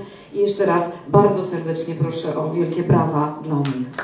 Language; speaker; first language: Polish; native; Polish